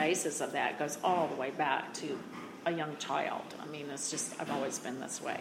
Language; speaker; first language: English; native; English